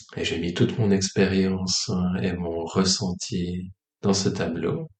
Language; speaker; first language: French; native; French